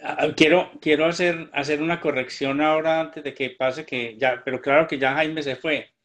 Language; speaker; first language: Spanish; native; Spanish